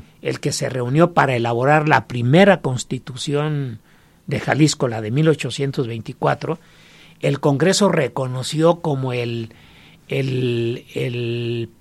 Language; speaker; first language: Spanish; native; Spanish